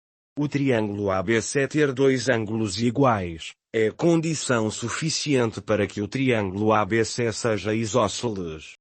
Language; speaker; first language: Portuguese; native; Portuguese